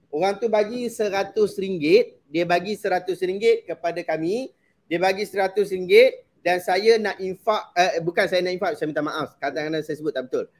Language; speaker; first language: Malay; native; Malay